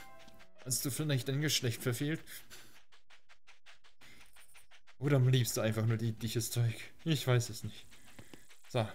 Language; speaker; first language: German; native; German